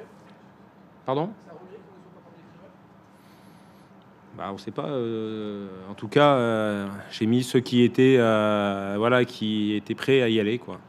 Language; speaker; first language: French; native; French